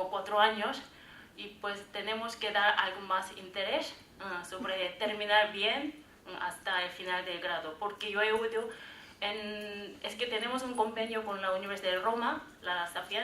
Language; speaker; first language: Spanish; non-native, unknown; Korean